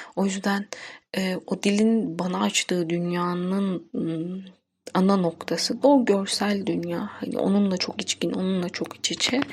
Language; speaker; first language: Turkish; non-native, local second language; Kurdish